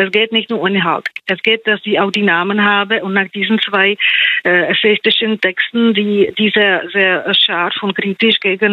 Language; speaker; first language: German; non-native, fluent; Czech